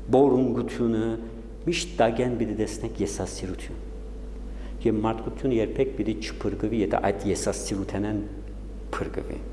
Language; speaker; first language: Armenian; native; Armenian